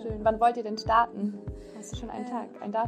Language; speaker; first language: German; early bilingual, other home language; Turkish